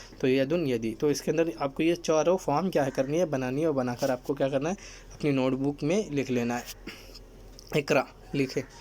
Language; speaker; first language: Urdu; native; Urdu